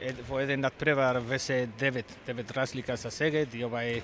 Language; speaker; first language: Macedonian; non-native, learner; Spanish